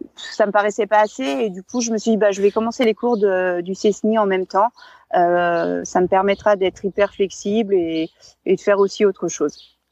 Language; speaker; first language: French; native; French